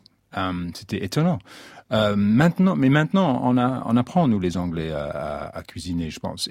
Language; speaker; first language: French; non-native, fluent; English